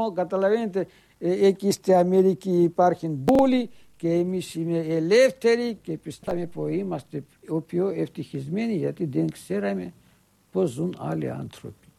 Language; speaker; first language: Greek; early bilingual, heritage; Greek